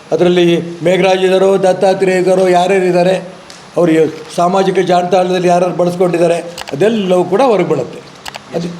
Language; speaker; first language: Kannada; native; Kannada